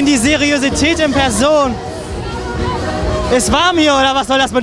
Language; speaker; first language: German; native; German